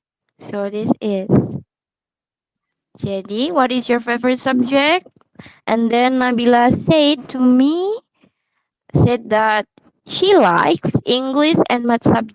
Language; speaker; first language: English; non-native, fluent; Indonesian